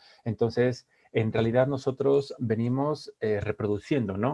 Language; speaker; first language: Spanish; native; Spanish